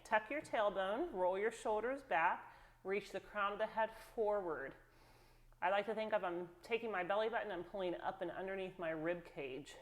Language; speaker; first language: English; native; English